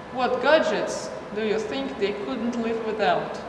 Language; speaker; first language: English; non-native, fluent; Russian